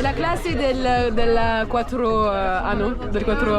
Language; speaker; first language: Italian; non-native, learner; French